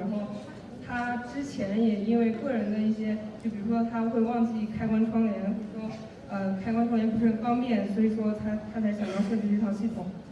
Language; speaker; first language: Chinese; native; Chinese